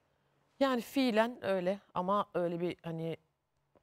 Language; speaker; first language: Turkish; native; Turkish